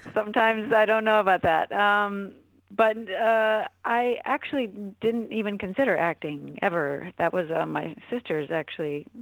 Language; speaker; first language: English; native; English